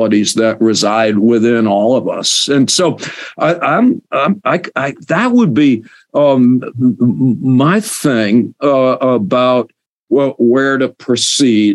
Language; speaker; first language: English; native; English